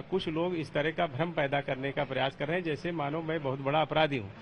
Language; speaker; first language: Hindi; native; Hindi